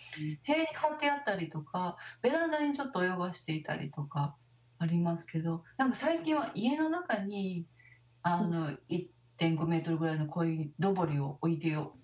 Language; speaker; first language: Japanese; native; Japanese